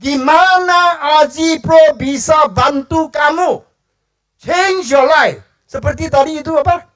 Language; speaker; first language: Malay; non-native, local second language; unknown